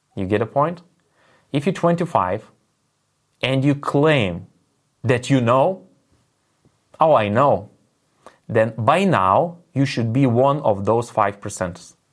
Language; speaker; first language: English; non-native, fluent; Lithuanian